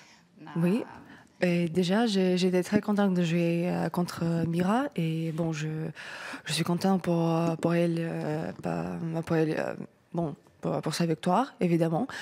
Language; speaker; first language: French; non-native, learner; Russian